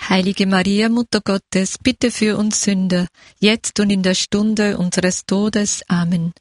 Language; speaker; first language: German; native; German